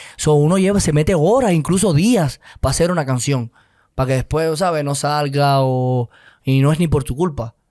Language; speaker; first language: Spanish; native; Spanish